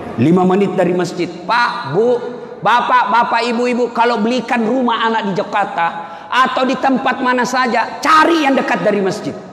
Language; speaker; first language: Indonesian; non-native, local second language; Buginese